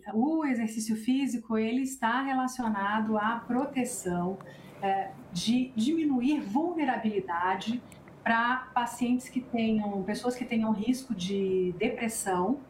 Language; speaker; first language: Portuguese; native; Portuguese